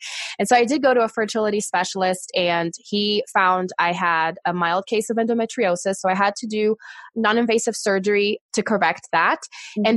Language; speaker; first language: English; non-native, fluent; Portuguese